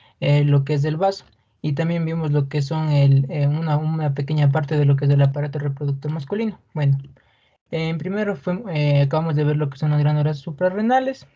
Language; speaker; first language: Spanish; native; Spanish